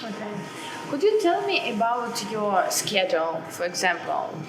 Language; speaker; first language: English; non-native, learner; Russian